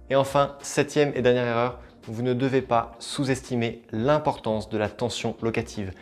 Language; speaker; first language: French; native; French